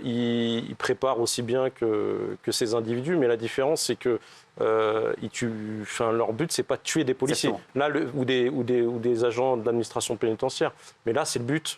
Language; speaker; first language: French; native; French